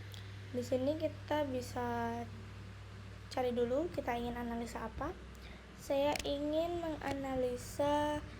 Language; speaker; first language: Indonesian; native; Indonesian